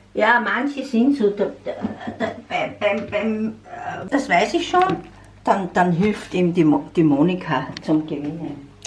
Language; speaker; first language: German; native; German